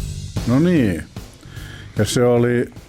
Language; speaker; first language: Finnish; native; Finnish